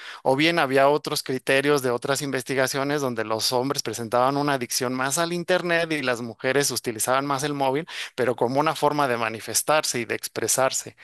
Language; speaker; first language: Spanish; native; Spanish